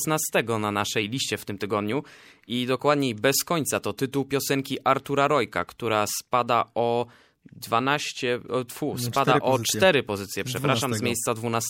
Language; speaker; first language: Polish; native; Polish